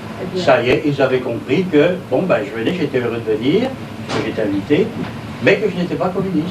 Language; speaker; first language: French; native; French